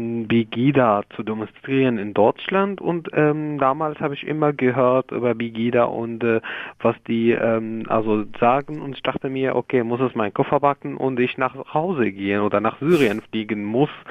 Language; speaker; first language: German; non-native, learner; Arabic